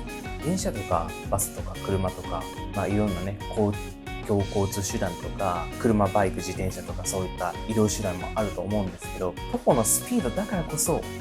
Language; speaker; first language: Japanese; native; Japanese